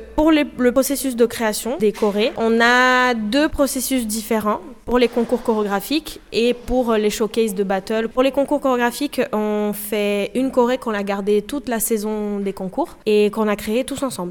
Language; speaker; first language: French; non-native, fluent; Portuguese